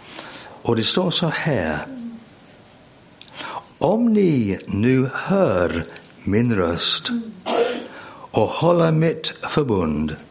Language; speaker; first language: Swedish; non-native, fluent; English